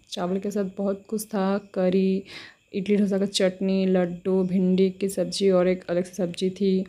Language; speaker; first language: Hindi; non-native, local second language; Bangla